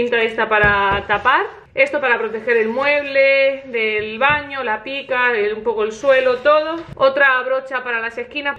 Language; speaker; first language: Spanish; native; Spanish